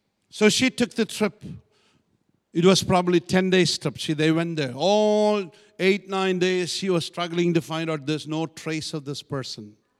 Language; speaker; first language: English; non-native, local second language; Malayalam